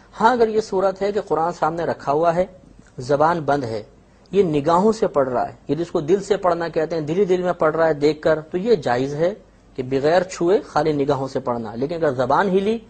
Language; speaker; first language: Urdu; native; Urdu